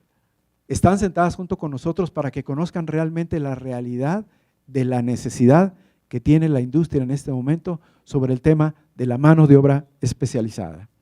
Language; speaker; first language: Spanish; native; Spanish